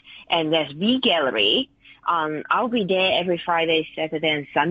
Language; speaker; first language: English; non-native, local second language; Cantonese